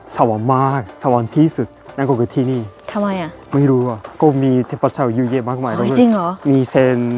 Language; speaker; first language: Thai; non-native, learner; Japanese